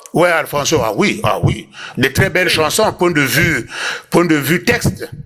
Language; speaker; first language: French; non-native, local second language; Kongo